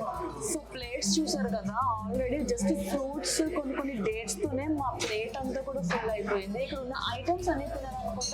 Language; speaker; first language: Telugu; native; Telugu